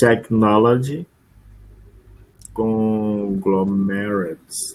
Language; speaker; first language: English; non-native, learner; Portuguese